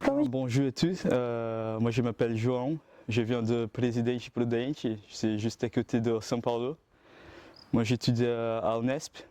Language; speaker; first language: French; non-native, learner; Portuguese